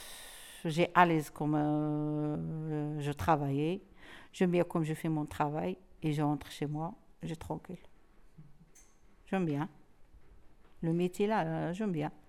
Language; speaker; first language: French; non-native, learner; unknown